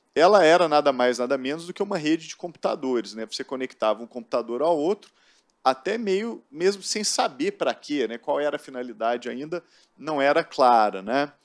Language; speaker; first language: Portuguese; native; Portuguese